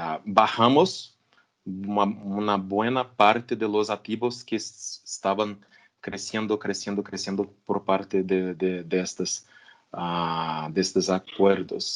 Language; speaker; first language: Spanish; non-native, fluent; Portuguese